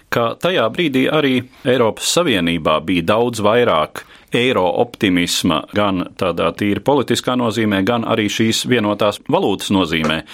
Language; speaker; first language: Latvian; native; Latvian